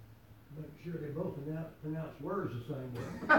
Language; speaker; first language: English; native; English